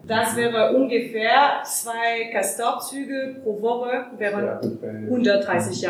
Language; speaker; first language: German; non-native, learner; French